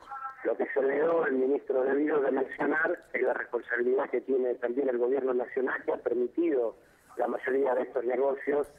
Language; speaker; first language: Spanish; native; Spanish